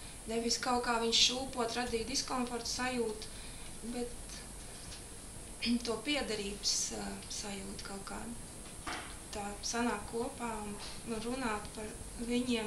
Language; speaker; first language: Latvian; native; Latvian